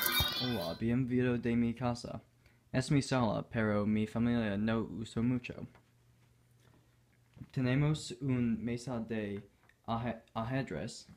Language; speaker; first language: Spanish; non-native, learner; English